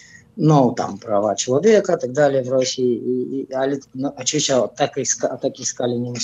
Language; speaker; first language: Polish; non-native, fluent; Russian